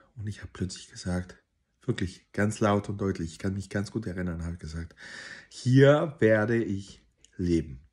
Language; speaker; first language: German; non-native, fluent; Spanish